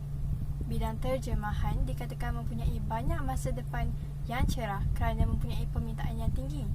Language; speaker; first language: Malay; native; Malay